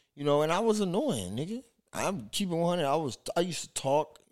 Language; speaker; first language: English; native; English